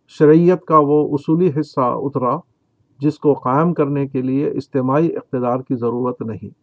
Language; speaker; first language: Urdu; native; Urdu